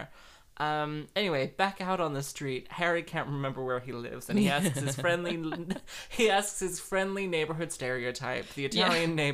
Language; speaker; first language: English; native; English